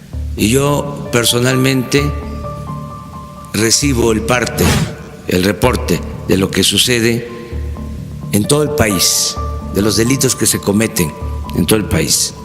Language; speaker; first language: Spanish; native; Spanish